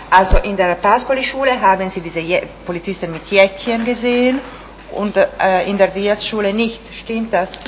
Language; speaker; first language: German; non-native, learner; Italian